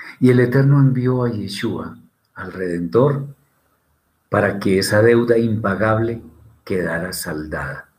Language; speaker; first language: Spanish; native; Spanish